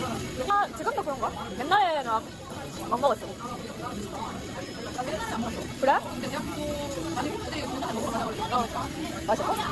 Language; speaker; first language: Korean; non-native, learner; Japanese